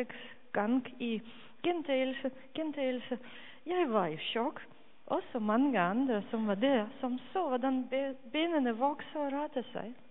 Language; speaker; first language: Danish; non-native, fluent; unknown